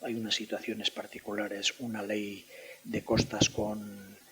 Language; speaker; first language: Spanish; native; Spanish